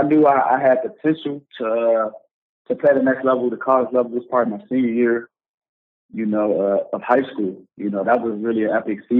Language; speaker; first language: English; native; English